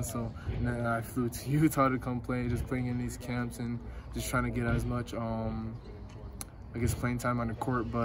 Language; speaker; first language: English; non-native, fluent; Japanese